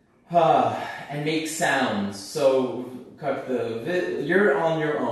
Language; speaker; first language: English; native; English